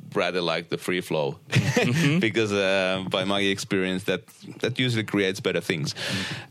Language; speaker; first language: English; non-native, fluent; Finnish